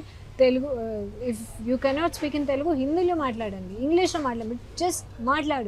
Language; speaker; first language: Telugu; non-native, learner; Hindi